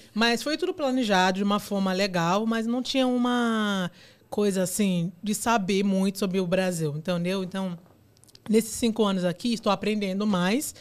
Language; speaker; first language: Portuguese; non-native, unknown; Yoruba